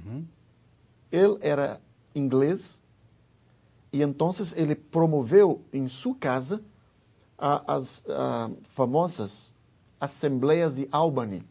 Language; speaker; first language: Spanish; non-native, fluent; Portuguese